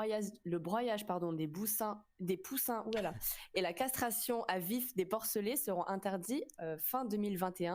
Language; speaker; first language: French; native; French